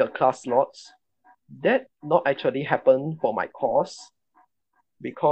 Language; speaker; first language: English; non-native, local second language; Chinese